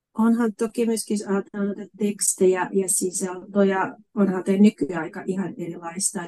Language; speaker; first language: Finnish; non-native, fluent; German